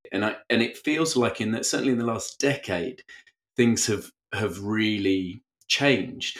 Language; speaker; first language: English; native; English